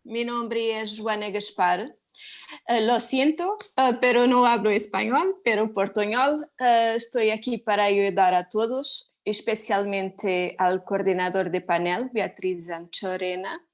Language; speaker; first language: Spanish; non-native, learner; Portuguese